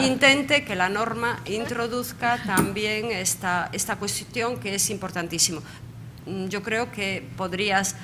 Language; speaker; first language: Spanish; native; Spanish